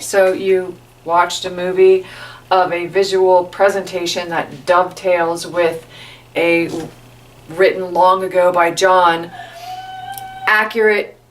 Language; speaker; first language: English; native; English